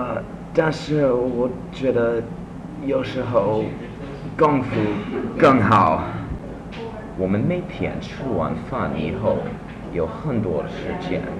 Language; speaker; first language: Chinese; non-native, learner; English